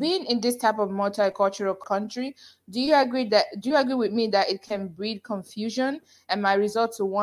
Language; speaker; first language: English; non-native, local second language; Igbo